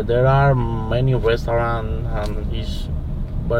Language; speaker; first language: English; non-native, learner; Spanish